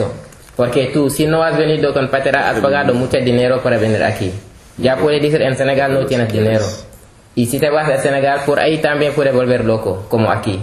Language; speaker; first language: Spanish; non-native, fluent; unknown